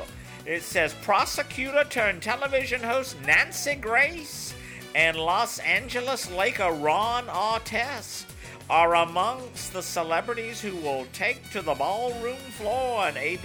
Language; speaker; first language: English; native; English